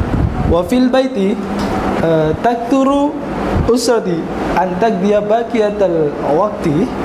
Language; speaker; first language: Arabic; non-native, learner; Indonesian